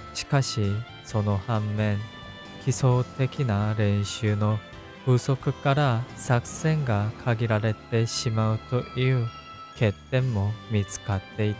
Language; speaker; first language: Japanese; non-native, learner; Korean